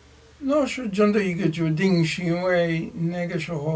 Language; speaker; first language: Chinese; non-native, learner; English